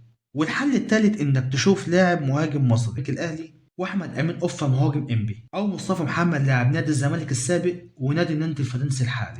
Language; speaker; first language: Arabic; native; Arabic